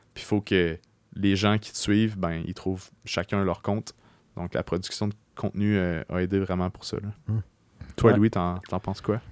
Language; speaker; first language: French; native; French